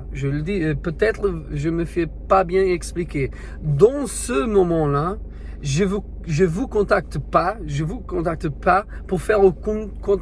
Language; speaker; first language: French; non-native, learner; Portuguese